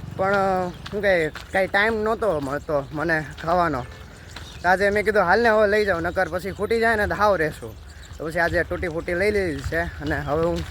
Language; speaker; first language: Gujarati; native; Gujarati